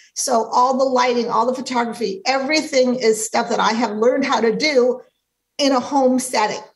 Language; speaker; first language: English; native; English